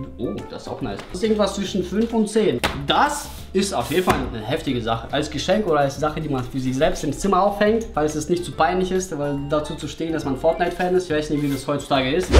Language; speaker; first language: German; early bilingual, other home language; Russian